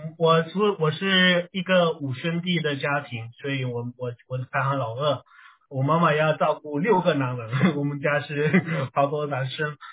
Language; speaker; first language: Chinese; native; Chinese